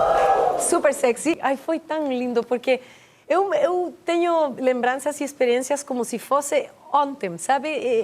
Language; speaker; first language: Portuguese; non-native, fluent; Spanish